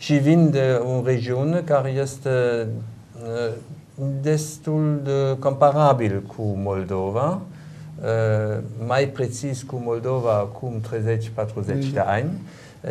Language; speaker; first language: Romanian; non-native, learner; German